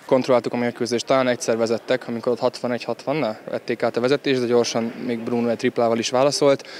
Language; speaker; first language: Hungarian; native; Hungarian